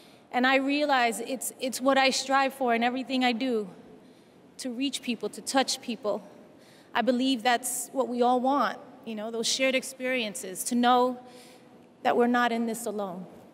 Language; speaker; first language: English; early bilingual, other home language; Spanish